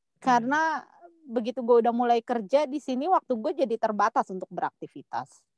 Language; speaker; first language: Indonesian; native; Indonesian